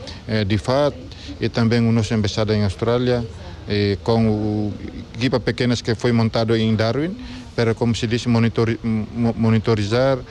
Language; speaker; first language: Portuguese; non-native, local second language; Tetum